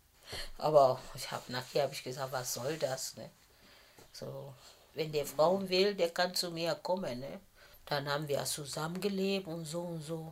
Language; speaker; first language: German; non-native, fluent; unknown